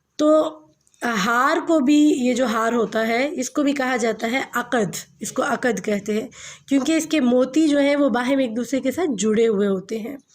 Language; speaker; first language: Urdu; non-native, local second language; Punjabi